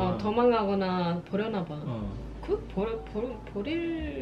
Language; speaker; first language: Korean; non-native, fluent; Indonesian